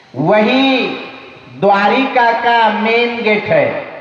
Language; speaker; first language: Hindi; non-native, local second language; Marathi